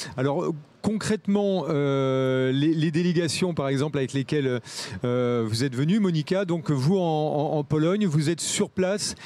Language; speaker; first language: French; native; French